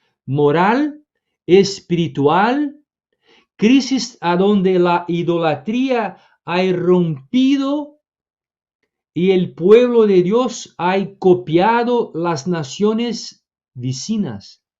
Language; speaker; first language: Spanish; non-native, fluent; Portuguese